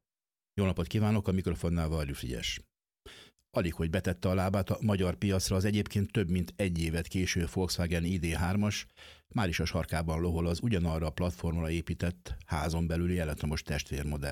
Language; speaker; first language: Hungarian; native; Hungarian